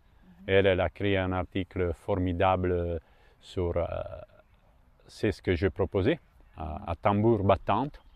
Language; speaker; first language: French; non-native, fluent; Italian